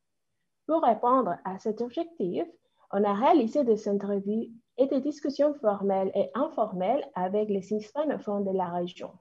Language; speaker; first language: French; non-native, fluent; Spanish